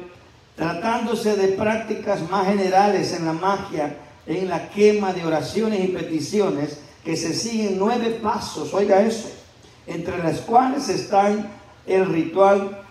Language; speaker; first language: Spanish; native; Spanish